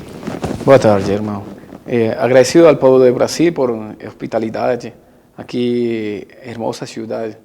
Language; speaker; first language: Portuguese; non-native, learner; Spanish